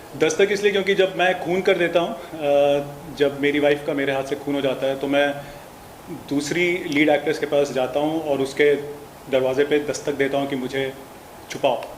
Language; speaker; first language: Hindi; native; Hindi